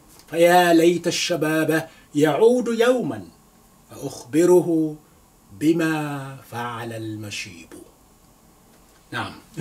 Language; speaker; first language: Arabic; non-native, fluent; Yoruba